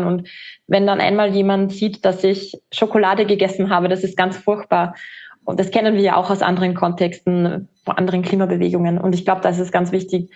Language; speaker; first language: German; native; German